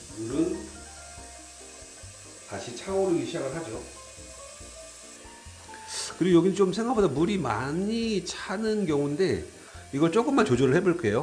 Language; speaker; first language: Korean; native; Korean